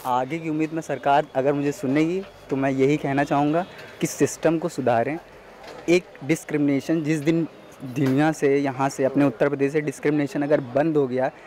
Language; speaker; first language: Hindi; native; Hindi